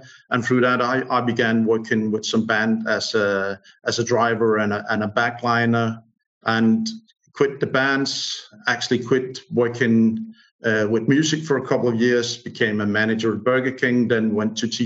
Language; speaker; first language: English; non-native, fluent; Danish